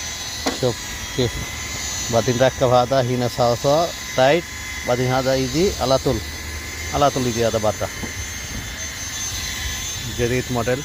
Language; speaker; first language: Arabic; non-native, learner; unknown